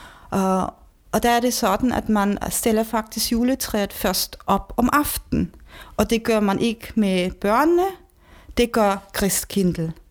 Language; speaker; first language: Danish; non-native, fluent; German